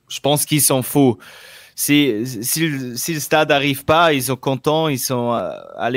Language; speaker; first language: French; non-native, local second language; German